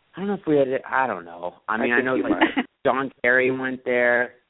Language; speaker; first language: English; native; English